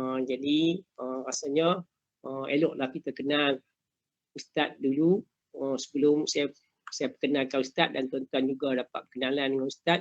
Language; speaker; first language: Malay; native; Malay